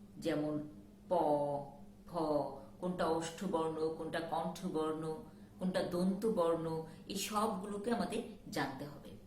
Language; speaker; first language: Bangla; native; Bangla